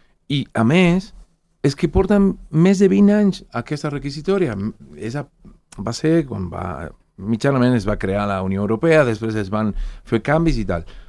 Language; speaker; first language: Catalan; non-native, fluent; Spanish